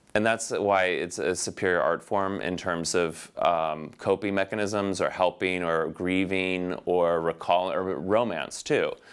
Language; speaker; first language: English; native; English